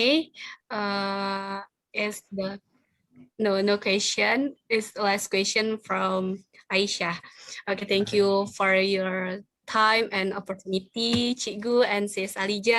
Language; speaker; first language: English; non-native, learner; Indonesian